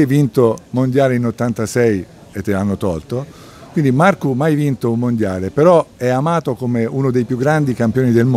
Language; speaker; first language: Italian; native; Italian